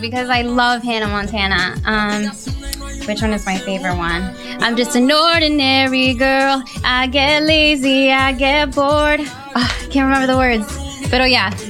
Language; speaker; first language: English; early bilingual, other home language; Spanish